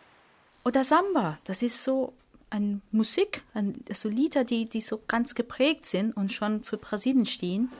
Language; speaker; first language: German; non-native, fluent; Portuguese